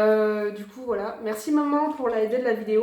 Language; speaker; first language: French; native; French